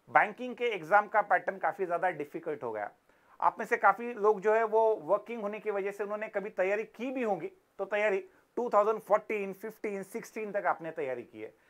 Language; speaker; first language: Hindi; non-native, local second language; Marathi